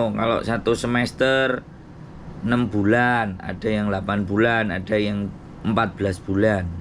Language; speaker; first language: Indonesian; native; Indonesian